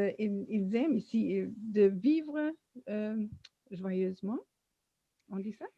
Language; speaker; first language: French; non-native, fluent; German